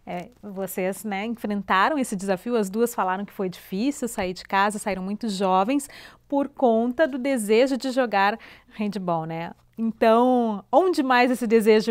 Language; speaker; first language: Portuguese; native; Portuguese